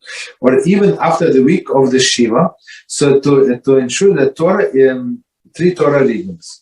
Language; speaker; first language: English; non-native, fluent; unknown